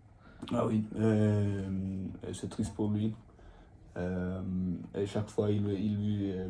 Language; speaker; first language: French; non-native, learner; Swedish